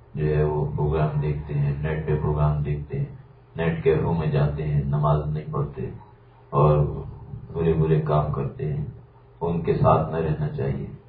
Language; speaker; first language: Urdu; native; Urdu